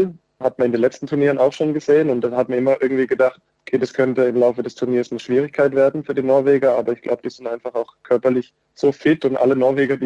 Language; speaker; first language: German; native; German